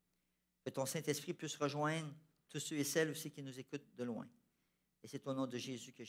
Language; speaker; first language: French; native; French